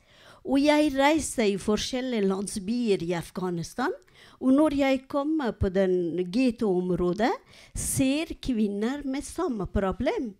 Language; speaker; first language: Norwegian; non-native, learner; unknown